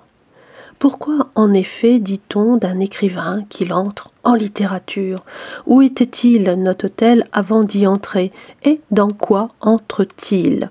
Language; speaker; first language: French; native; French